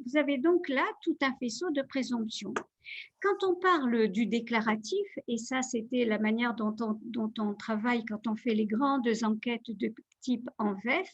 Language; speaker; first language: French; native; French